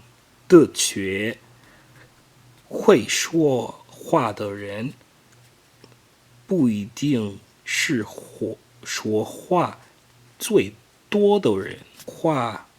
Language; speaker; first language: Chinese; non-native, learner; English